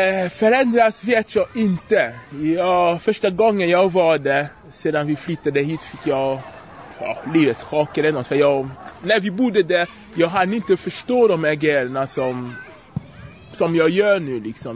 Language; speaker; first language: Swedish; non-native, fluent; French